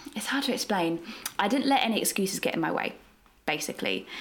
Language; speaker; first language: English; native; English